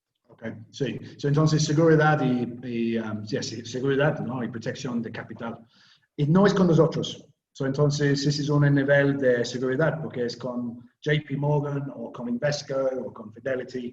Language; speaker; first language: Spanish; non-native, learner; English